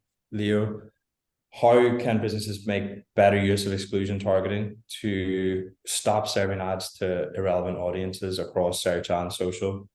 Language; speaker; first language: English; native; English